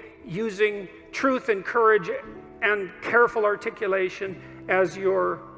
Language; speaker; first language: English; native; English